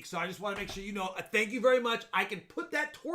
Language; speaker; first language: English; native; English